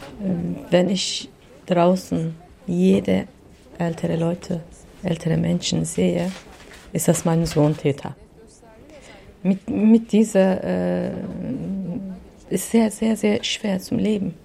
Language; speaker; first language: German; non-native, learner; Turkish